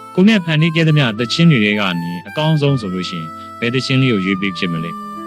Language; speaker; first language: Burmese; native; Burmese